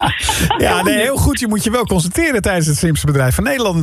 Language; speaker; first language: Dutch; native; Dutch